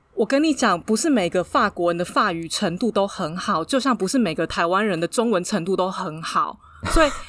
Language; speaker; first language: Chinese; native; Chinese